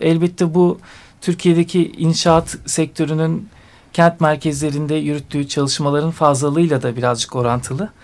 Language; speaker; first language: Turkish; native; Turkish